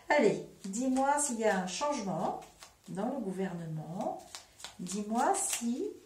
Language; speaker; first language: French; native; French